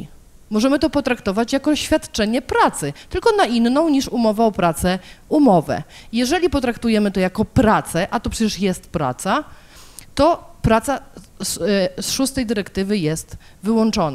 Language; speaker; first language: Polish; native; Polish